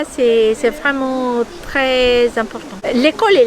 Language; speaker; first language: French; non-native, fluent; Albanian